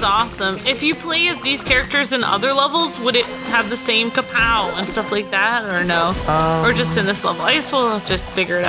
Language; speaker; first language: English; native; English